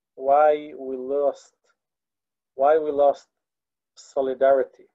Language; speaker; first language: English; non-native, fluent; Hebrew